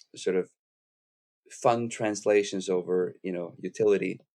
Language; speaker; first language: English; non-native, fluent; Icelandic